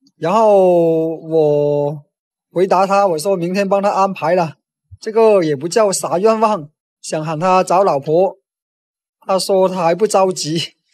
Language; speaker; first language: Chinese; native; Chinese